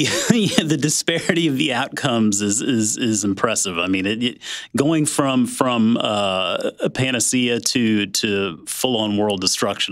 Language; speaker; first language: English; native; English